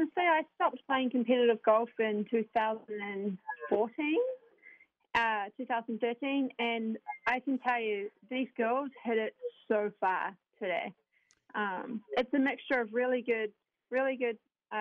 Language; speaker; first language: English; native; English